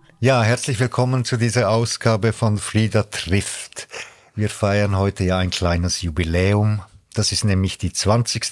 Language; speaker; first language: German; native; German